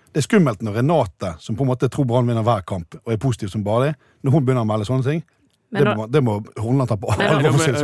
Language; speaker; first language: Norwegian; native; Norwegian